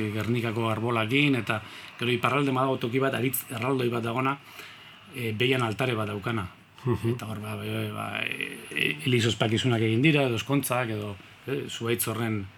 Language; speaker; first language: Basque; native; Basque